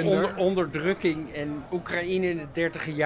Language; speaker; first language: Dutch; native; Dutch